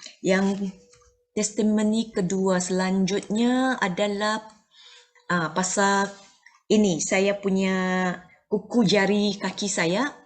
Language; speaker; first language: Malay; non-native, local second language; Chinese